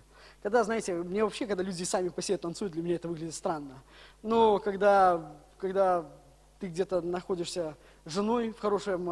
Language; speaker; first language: Russian; native; Russian